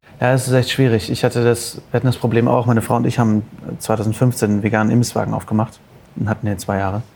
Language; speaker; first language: German; native; German